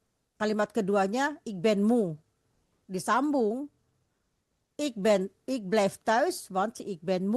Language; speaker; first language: Dutch; non-native, fluent; Indonesian